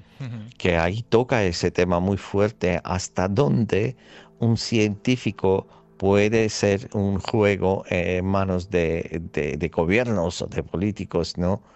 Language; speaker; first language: Spanish; non-native, fluent; Armenian